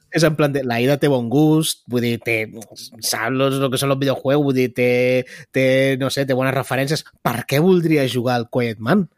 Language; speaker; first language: Catalan; early bilingual, other home language; Spanish